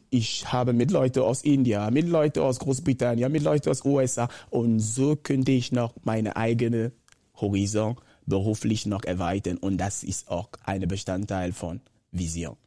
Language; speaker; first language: German; non-native, fluent; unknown